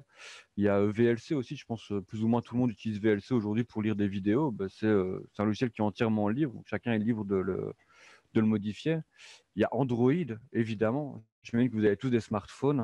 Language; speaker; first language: French; native; French